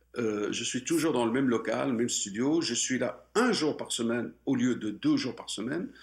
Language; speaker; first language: French; non-native, local second language; Arabic